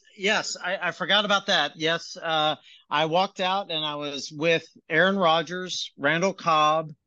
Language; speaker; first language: English; native; English